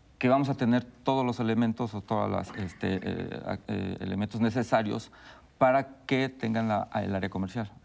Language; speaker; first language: Spanish; native; Spanish